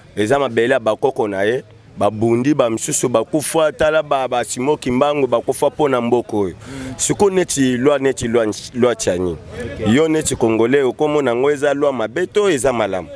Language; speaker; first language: Lingala; native; Lingala